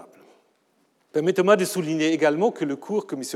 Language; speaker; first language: French; non-native, fluent; German